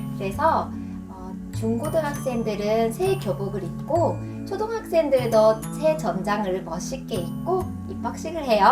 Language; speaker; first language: Korean; non-native, fluent; Japanese